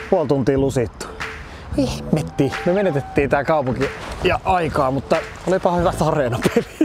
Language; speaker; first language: Finnish; native; Finnish